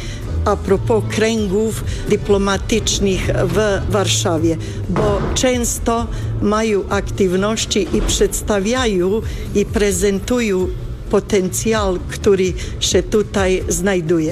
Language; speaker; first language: Polish; non-native, fluent; Bosnian